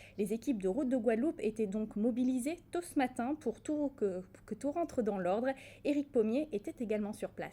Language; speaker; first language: French; native; French